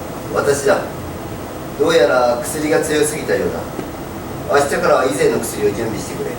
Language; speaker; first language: Japanese; native; Japanese